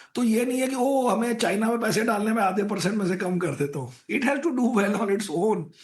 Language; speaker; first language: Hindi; native; Hindi